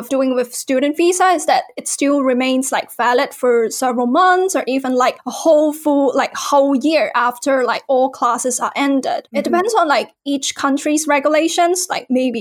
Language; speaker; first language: English; non-native, local second language; Cantonese